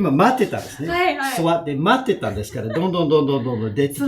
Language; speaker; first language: Japanese; non-native, fluent; English